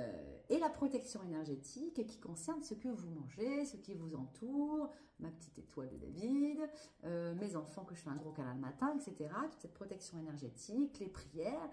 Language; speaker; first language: French; native; French